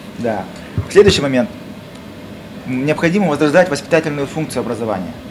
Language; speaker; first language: Russian; non-native, local second language; Kazakh